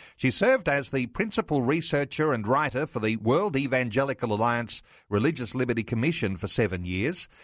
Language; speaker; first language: English; native; English